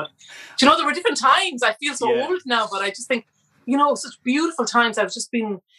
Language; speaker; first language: English; native; English